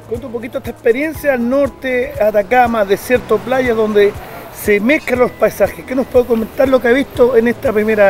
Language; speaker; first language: Spanish; native; Spanish